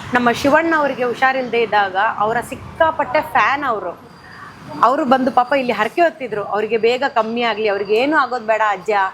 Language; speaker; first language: Kannada; native; Kannada